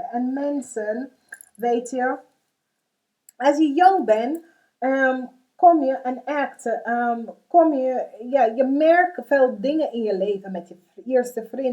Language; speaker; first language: Dutch; non-native, fluent; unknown